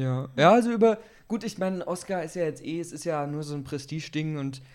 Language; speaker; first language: German; native; German